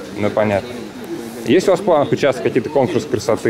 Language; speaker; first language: Russian; native; Russian